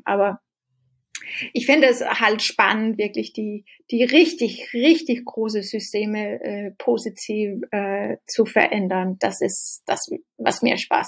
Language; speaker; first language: German; non-native, fluent; Danish